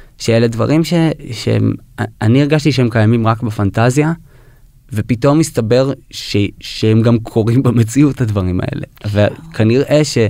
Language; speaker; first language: Hebrew; early bilingual, heritage; Hebrew